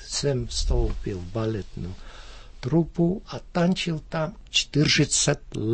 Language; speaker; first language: Czech; early bilingual, heritage; Czech